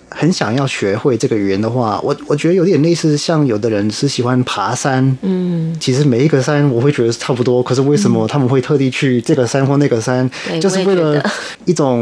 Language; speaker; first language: Chinese; non-native, fluent; English